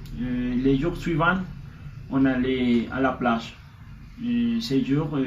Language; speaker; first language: French; non-native, learner; Spanish